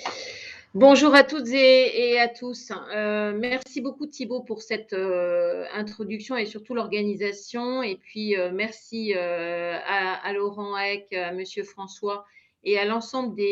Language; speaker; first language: French; native; French